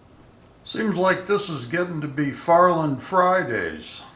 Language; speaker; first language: English; native; English